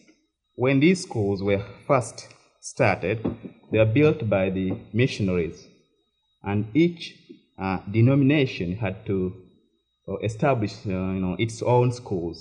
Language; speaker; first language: English; non-native, local second language; Ganda